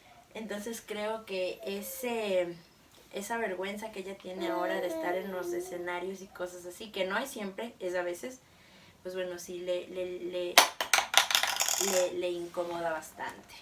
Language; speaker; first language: Spanish; native; Spanish